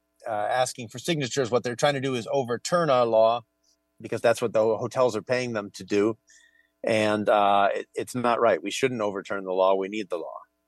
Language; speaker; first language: English; native; English